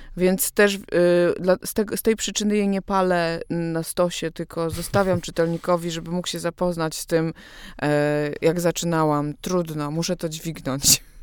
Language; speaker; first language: Polish; native; Polish